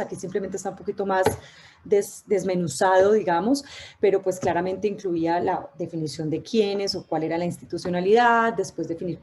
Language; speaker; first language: Spanish; native; Spanish